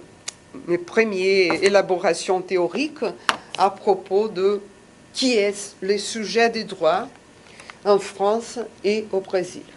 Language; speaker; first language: French; non-native, fluent; Portuguese